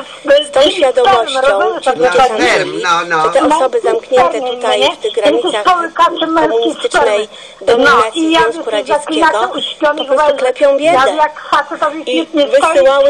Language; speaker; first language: Polish; native; Polish